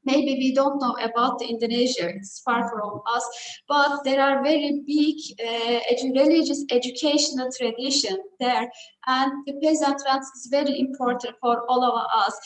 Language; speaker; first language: English; non-native, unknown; Turkish